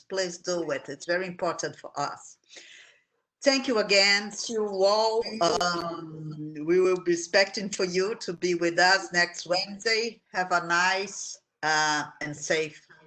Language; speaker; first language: English; non-native, fluent; Portuguese